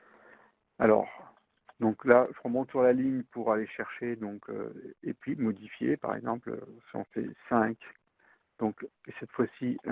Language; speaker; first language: French; native; French